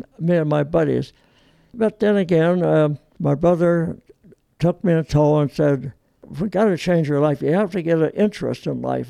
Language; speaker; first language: English; early bilingual, other home language; Italian